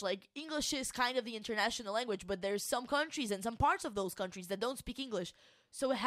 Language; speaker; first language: English; non-native, fluent; Portuguese